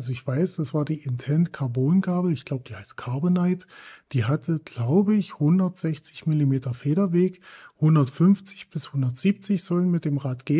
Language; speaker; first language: German; native; German